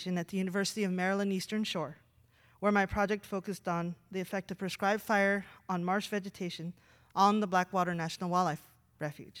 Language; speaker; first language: English; native; English